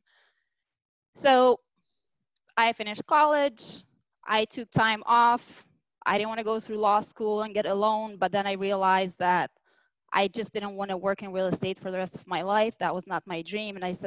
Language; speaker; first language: English; non-native, fluent; Albanian